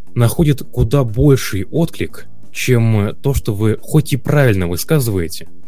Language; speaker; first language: Russian; native; Russian